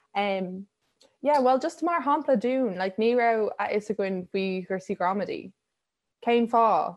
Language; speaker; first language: Irish; non-native, local second language; English